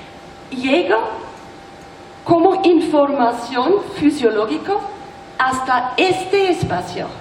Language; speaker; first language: Spanish; non-native, learner; German